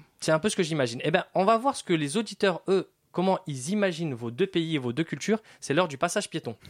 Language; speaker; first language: French; native; French